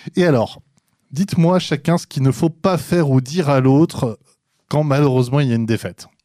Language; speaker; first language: French; native; French